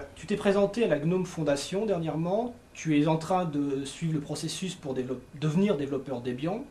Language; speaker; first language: French; native; French